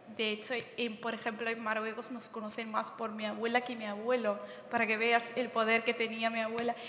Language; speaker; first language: Spanish; early bilingual, other home language; Berber languages